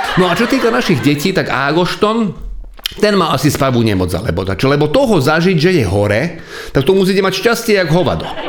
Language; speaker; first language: Slovak; non-native, local second language; Hungarian